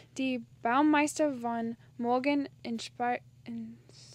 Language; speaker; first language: German; non-native, learner; English